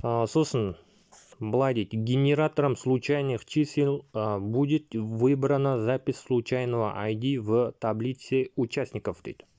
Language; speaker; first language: Russian; non-native, local second language; Kazakh